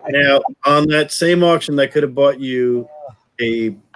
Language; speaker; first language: English; native; English